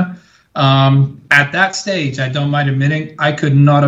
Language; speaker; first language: English; native; English